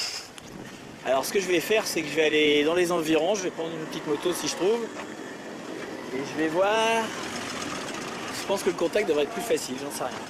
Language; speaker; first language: French; native; French